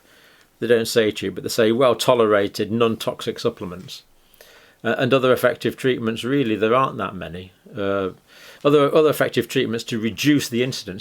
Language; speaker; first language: English; native; English